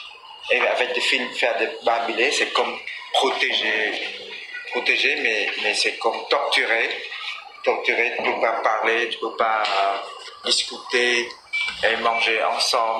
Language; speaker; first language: French; non-native, learner; Khmer